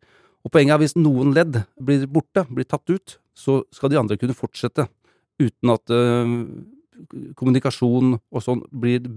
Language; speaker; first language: Norwegian; native; Norwegian